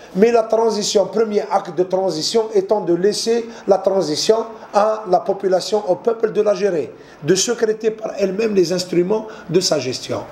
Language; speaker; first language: French; non-native, local second language; Arabic